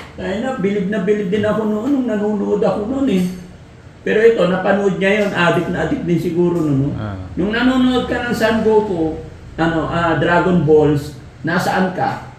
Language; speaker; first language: Filipino; native; Filipino